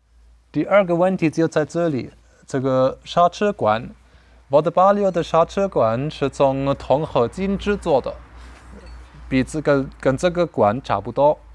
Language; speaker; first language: Chinese; non-native, learner; German